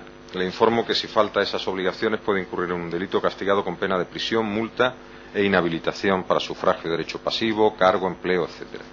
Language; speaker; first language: Spanish; native; Spanish